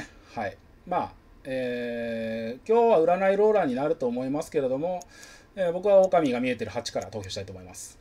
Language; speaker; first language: Japanese; native; Japanese